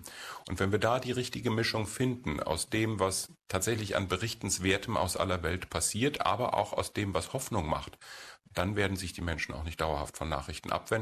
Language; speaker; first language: German; native; German